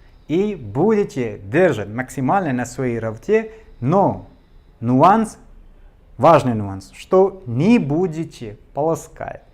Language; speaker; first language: Russian; non-native, learner; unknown